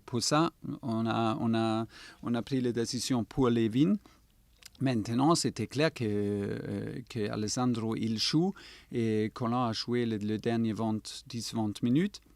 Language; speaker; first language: French; non-native, fluent; German